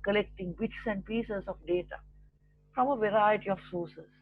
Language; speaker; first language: English; non-native, local second language; Sinhala